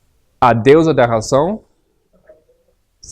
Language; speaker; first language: Portuguese; non-native, fluent; Spanish